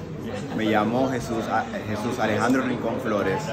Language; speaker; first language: Spanish; native; Spanish